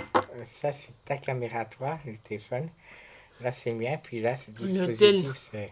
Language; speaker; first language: French; native; French